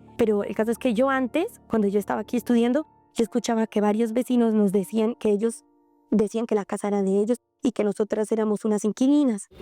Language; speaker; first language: Spanish; native; Spanish